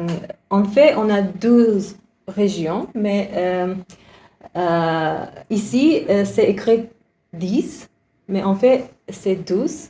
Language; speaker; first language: French; non-native, learner; Uzbek